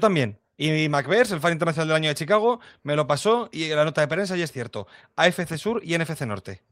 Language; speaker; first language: Spanish; native; Spanish